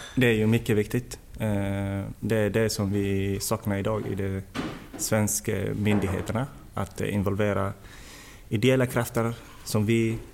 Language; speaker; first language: Swedish; non-native, fluent; Somali